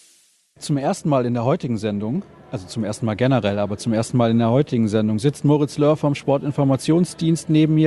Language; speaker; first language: German; native; German